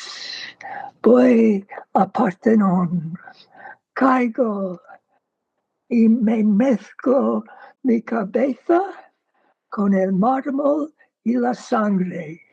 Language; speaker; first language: Spanish; non-native, fluent; English